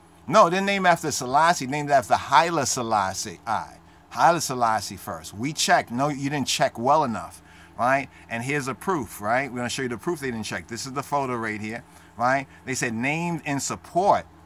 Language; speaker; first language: English; native; English